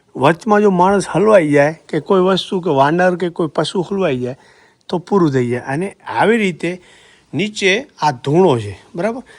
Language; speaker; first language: Gujarati; native; Gujarati